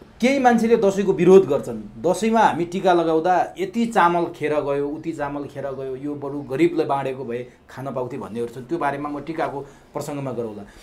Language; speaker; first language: Nepali; native; Nepali